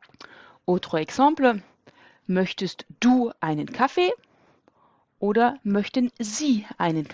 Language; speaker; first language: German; non-native, fluent; French